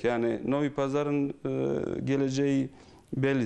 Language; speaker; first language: Turkish; non-native, fluent; Bosnian